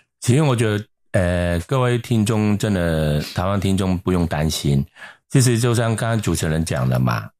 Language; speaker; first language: Chinese; non-native, local second language; Cantonese